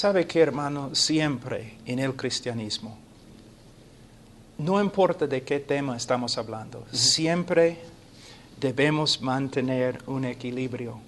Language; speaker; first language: Spanish; non-native, fluent; English